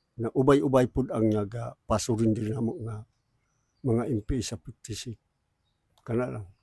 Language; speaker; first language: Cebuano; non-native, local second language; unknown